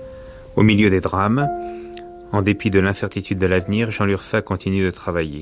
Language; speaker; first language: French; native; French